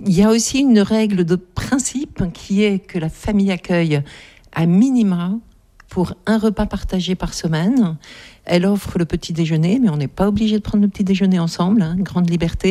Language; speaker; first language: French; native; French